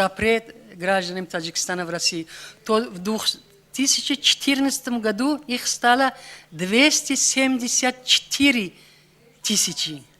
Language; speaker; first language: Russian; non-native, local second language; Tajik